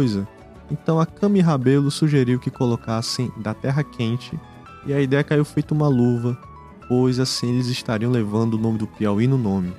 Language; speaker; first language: Portuguese; native; Portuguese